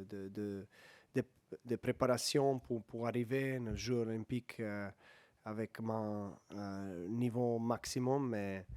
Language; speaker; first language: French; non-native, learner; Serbian